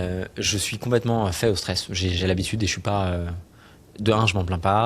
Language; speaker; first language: French; native; French